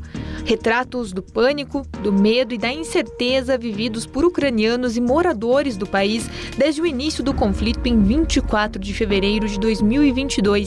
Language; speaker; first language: Portuguese; native; Portuguese